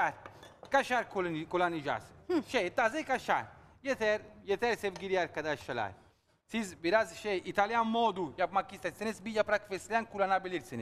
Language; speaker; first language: Turkish; non-native, learner; Italian